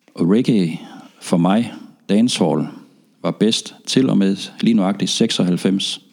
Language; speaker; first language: Danish; native; Danish